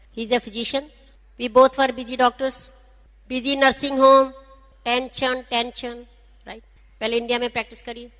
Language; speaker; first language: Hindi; non-native, local second language; Punjabi